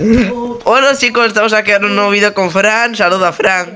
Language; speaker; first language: Spanish; native; Spanish